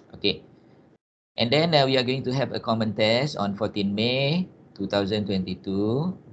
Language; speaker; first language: English; non-native, local second language; Malay